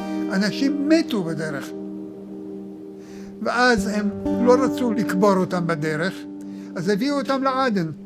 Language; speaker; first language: Hebrew; early bilingual, other home language; Arabic